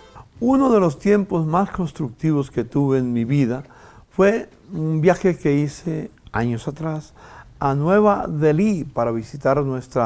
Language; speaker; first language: Spanish; native; Spanish